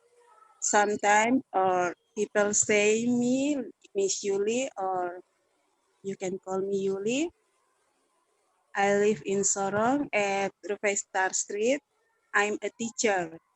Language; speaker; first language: English; non-native, learner; Indonesian